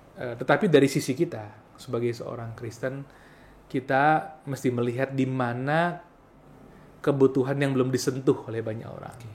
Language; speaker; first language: Indonesian; non-native, local second language; Balinese